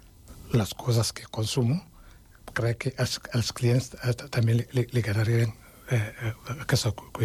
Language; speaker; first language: Catalan; non-native, fluent; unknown